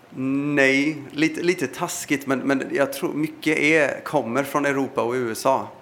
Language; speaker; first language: Swedish; early bilingual, other home language; Persian